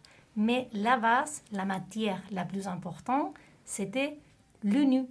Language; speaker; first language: French; non-native, fluent; Spanish